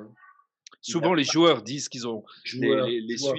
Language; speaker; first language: French; native; French